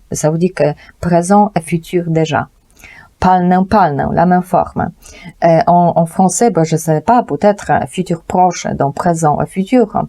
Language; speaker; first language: French; non-native, fluent; Polish